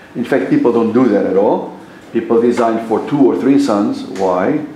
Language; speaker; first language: English; non-native, fluent; Portuguese